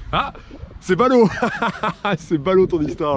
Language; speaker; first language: French; native; French